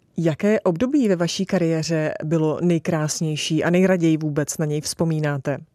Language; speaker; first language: Czech; native; Czech